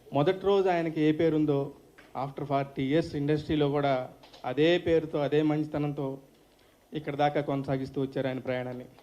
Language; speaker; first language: Telugu; native; Telugu